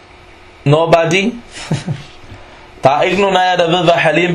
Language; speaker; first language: Danish; early bilingual, other home language; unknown